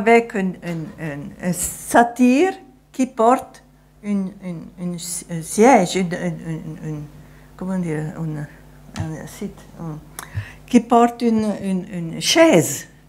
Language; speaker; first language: French; non-native, fluent; Italian